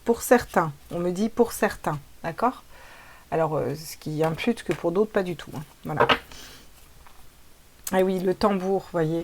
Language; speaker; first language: French; native; French